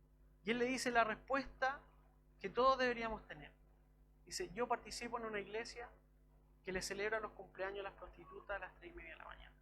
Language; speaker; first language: Spanish; native; Spanish